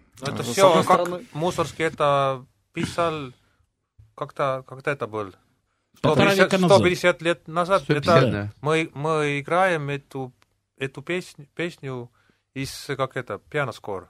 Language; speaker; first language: Russian; non-native, local second language; Estonian